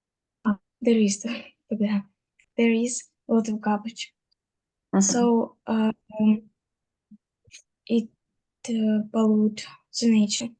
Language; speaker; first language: English; non-native, learner; Russian